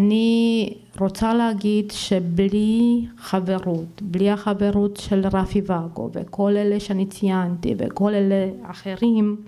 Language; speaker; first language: Hebrew; non-native, fluent; Romanian